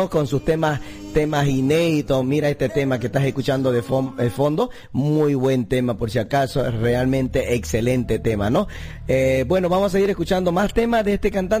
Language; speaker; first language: Spanish; native; Spanish